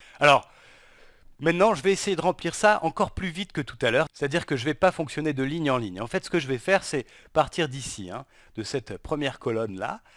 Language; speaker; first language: French; native; French